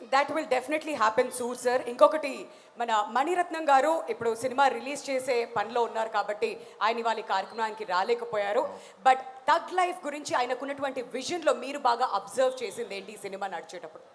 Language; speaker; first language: Telugu; native; Telugu